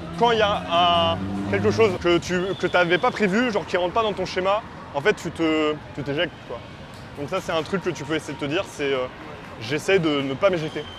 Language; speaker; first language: French; native; French